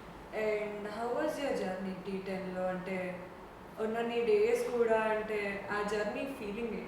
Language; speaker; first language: Telugu; native; Telugu